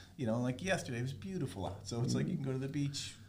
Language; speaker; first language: English; native; English